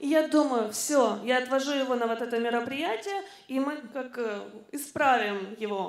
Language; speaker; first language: Russian; native; Russian